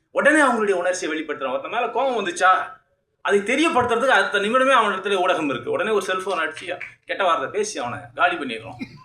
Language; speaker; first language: Tamil; native; Tamil